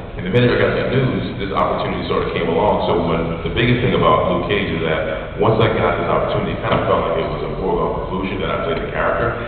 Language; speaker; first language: English; native; English